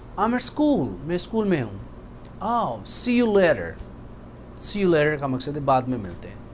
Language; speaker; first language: Urdu; native; Urdu